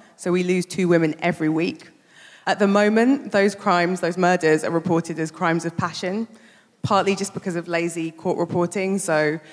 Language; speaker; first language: English; native; English